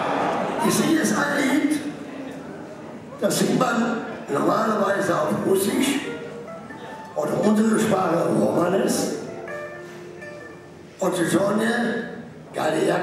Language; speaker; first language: German; non-native, local second language; Romany